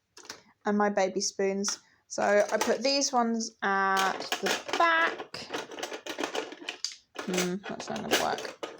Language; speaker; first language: English; native; English